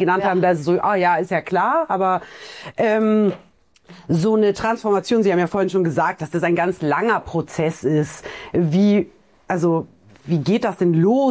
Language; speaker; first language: German; native; German